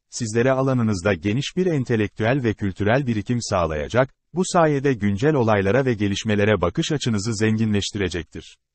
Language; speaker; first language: Turkish; native; Turkish